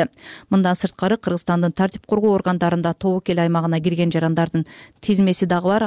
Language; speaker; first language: Kyrgyz; native; Kyrgyz